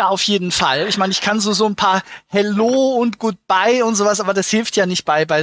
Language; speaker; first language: German; native; German